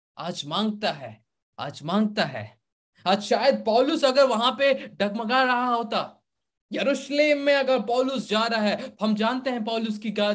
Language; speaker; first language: Hindi; native; Hindi